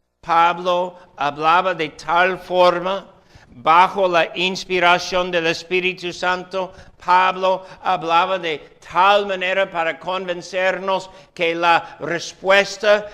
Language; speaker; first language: Spanish; non-native, fluent; English